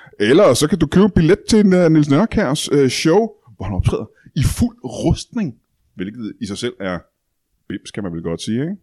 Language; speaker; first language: Danish; native; Danish